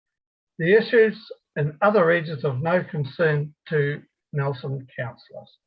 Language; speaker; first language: English; native; English